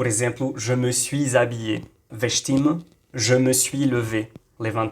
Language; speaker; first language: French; non-native, local second language; Arabic